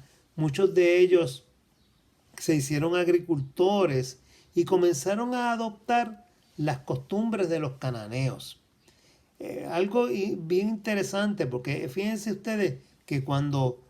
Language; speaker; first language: Spanish; native; Spanish